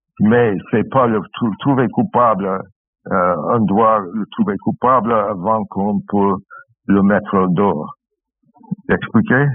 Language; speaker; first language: French; non-native, learner; English